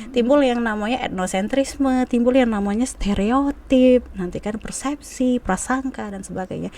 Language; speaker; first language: Indonesian; native; Indonesian